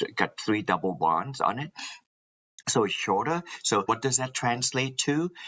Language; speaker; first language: English; non-native, local second language; Min Nan Chinese